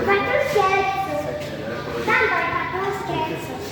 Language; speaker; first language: Italian; early bilingual, other home language; Sinhala